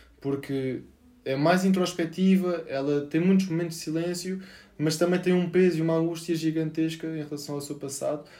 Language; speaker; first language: Portuguese; native; Portuguese